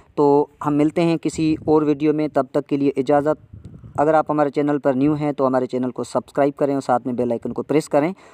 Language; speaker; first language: Urdu; non-native, local second language; Sindhi